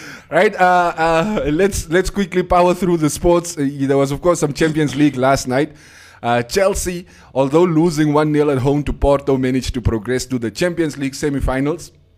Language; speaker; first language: English; non-native, local second language; Afrikaans